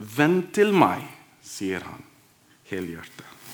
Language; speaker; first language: Norwegian; non-native, fluent; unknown